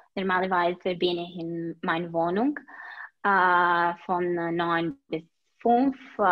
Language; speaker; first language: German; non-native, learner; Serbian